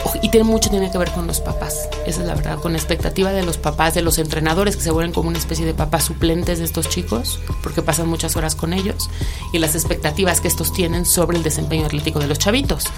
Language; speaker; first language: Spanish; native; Spanish